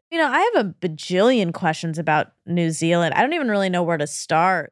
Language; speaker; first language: English; native; English